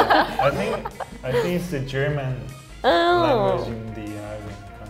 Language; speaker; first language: English; non-native, fluent; Persian